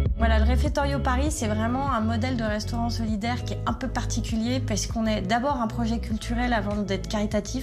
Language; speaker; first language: French; native; French